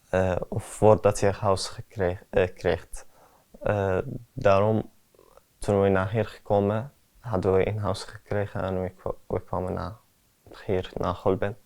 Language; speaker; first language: Dutch; early bilingual, other home language; Arabic